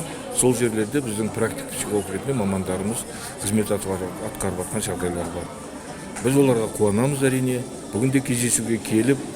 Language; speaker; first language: Kazakh; native; Kazakh